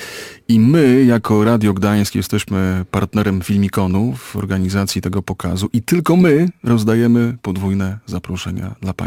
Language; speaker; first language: Polish; native; Polish